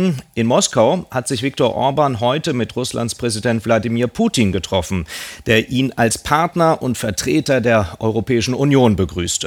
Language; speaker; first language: German; native; German